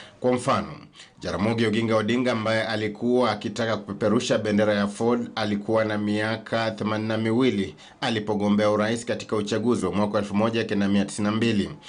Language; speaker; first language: Swahili; native; Swahili